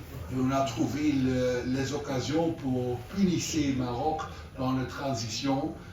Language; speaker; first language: French; non-native, learner; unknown